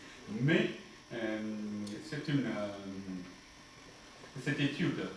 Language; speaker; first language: French; non-native, fluent; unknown